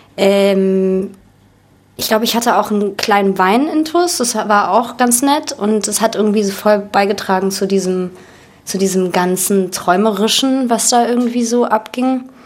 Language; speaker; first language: German; early bilingual, other home language; Russian